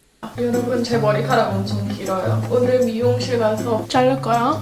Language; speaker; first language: Korean; early bilingual, heritage; English